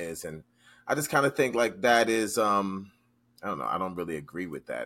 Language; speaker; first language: English; native; English